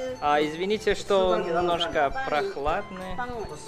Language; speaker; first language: Russian; non-native, fluent; Chinese